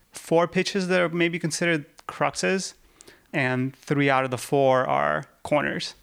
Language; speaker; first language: English; early bilingual, other home language; Russian